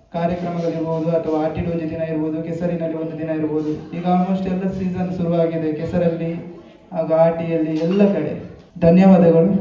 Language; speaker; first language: Kannada; non-native, local second language; Tulu